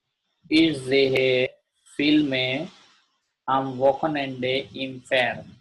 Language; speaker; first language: German; non-native, learner; Gujarati